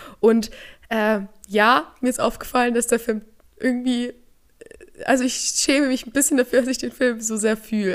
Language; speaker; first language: German; native; German